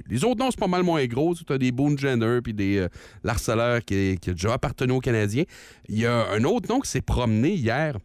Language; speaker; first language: French; native; French